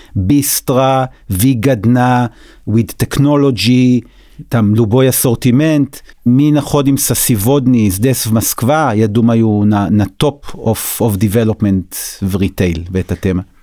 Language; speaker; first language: Russian; non-native, learner; Hebrew